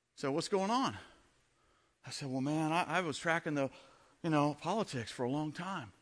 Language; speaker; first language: English; native; English